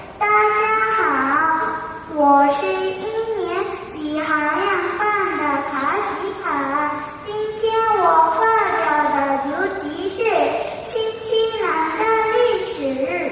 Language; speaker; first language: Chinese; non-native, learner; Korean